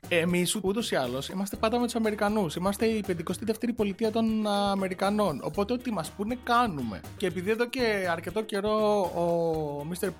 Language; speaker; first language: Greek; native; Greek